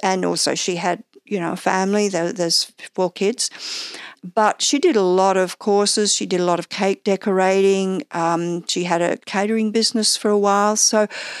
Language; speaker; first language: English; native; English